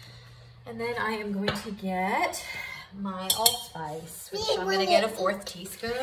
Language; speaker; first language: English; native; English